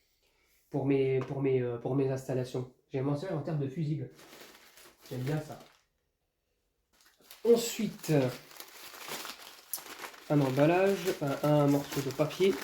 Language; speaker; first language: French; native; French